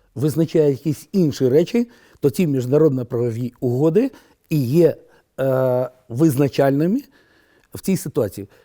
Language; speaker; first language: Ukrainian; non-native, local second language; Romanian